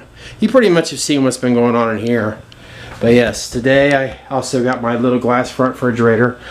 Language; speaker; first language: English; native; English